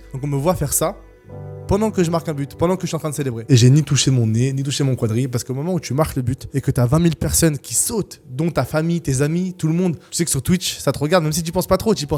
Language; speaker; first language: French; native; French